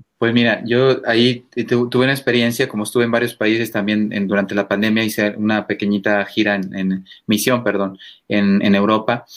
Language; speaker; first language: Spanish; native; Spanish